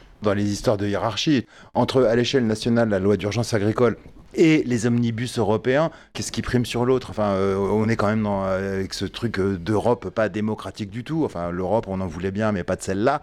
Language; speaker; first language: French; native; French